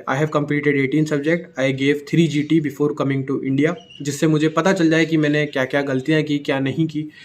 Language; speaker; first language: Hindi; native; Hindi